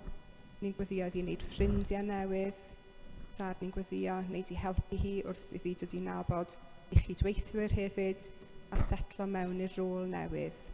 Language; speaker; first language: Welsh; native; Welsh